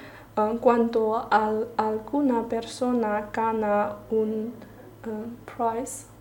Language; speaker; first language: Spanish; non-native, learner; Chinese